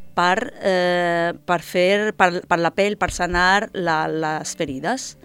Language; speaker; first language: Catalan; non-native, fluent; Italian